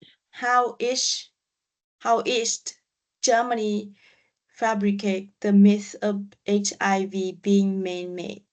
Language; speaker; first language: English; non-native, learner; Vietnamese